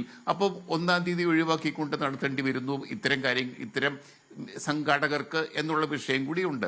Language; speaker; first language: Malayalam; native; Malayalam